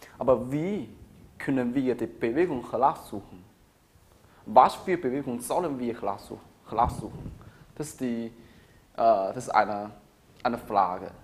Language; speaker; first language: German; non-native, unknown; Chinese